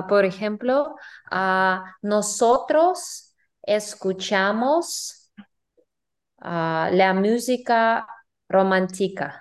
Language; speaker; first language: Spanish; non-native, learner; English